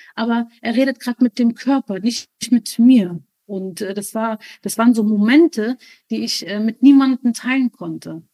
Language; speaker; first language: German; early bilingual, other home language; Arabic